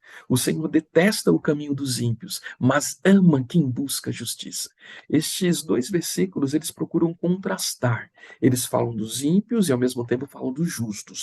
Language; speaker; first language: Portuguese; native; Portuguese